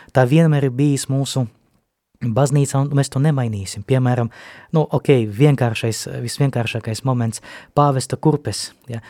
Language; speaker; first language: Latvian; non-native, local second language; Russian